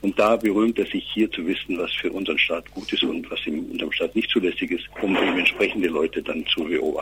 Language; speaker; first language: German; native; German